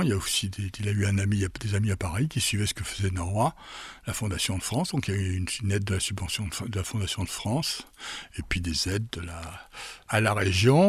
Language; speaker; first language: French; native; French